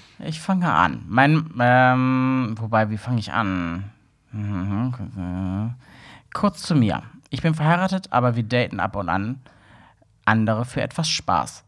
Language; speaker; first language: German; native; German